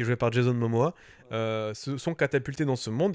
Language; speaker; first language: French; native; French